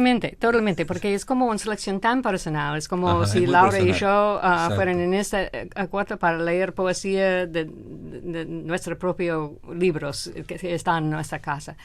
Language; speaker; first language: Spanish; non-native, fluent; English